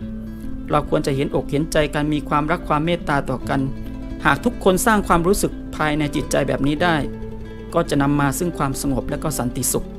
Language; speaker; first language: Thai; native; Thai